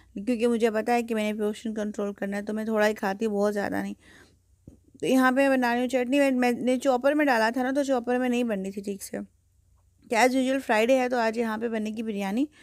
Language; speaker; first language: Urdu; native; Urdu